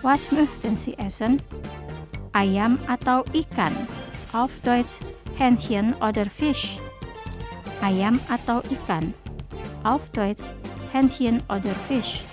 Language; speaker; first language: German; non-native, fluent; Indonesian